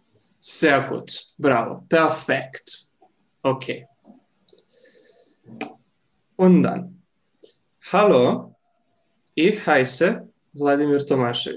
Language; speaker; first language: German; non-native, fluent; Serbian